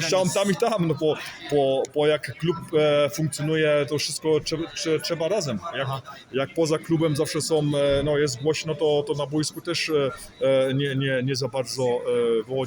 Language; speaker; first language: Polish; early bilingual, heritage; Polish